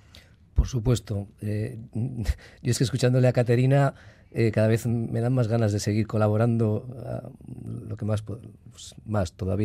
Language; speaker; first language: Spanish; native; Spanish